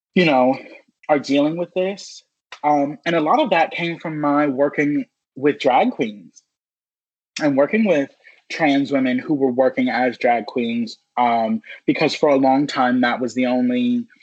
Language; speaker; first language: English; native; English